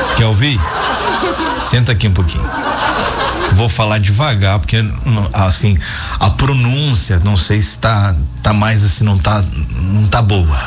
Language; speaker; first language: Portuguese; native; Portuguese